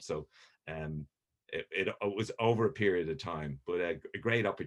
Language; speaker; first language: English; native; English